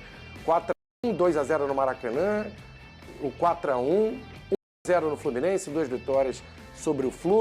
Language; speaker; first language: Portuguese; native; Portuguese